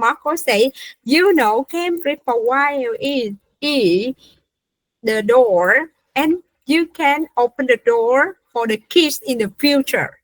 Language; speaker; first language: English; non-native, fluent; Vietnamese